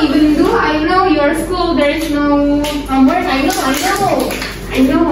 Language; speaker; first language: English; non-native, learner; Indonesian